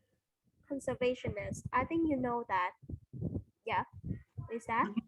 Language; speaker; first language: English; non-native, fluent; Vietnamese